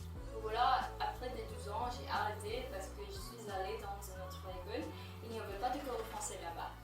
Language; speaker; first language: French; non-native, fluent; English